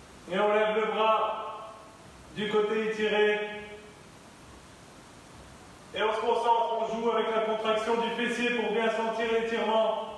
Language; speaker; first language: French; native; French